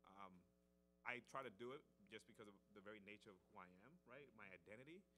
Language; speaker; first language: English; native; English